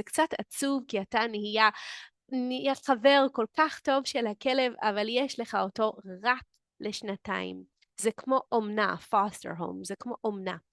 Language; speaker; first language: Hebrew; native; Hebrew